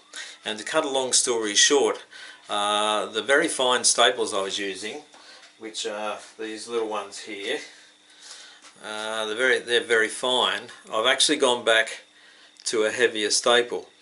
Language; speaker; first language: English; native; English